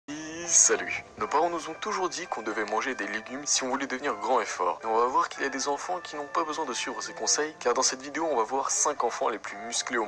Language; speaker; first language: French; native; French